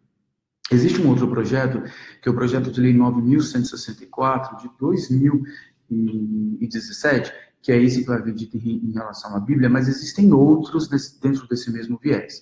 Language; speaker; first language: Portuguese; native; Portuguese